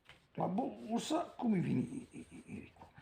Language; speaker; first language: Italian; non-native, learner; Arabic